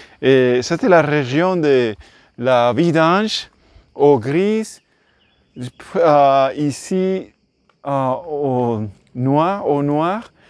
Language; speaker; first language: French; non-native, learner; English